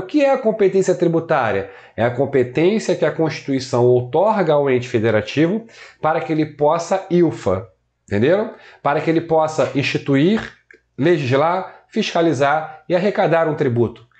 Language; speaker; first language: Portuguese; native; Portuguese